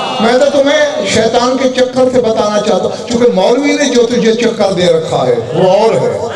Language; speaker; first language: Urdu; non-native, local second language; Saraiki